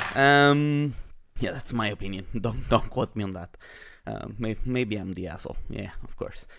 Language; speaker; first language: English; non-native, fluent; Italian